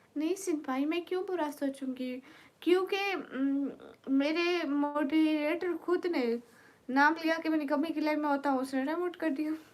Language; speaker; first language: Urdu; non-native, local second language; Saraiki